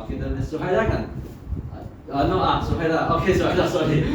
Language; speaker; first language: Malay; non-native, local second language; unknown